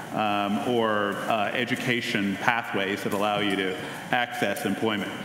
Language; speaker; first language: English; native; English